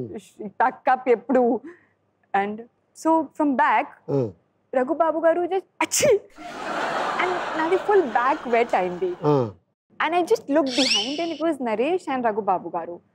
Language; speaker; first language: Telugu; non-native, learner; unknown